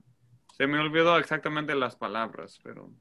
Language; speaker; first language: Spanish; non-native, fluent; English